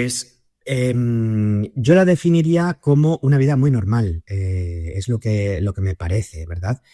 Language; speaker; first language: Spanish; native; Spanish